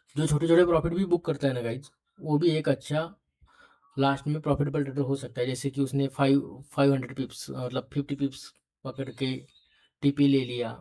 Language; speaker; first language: Hindi; non-native, local second language; Marathi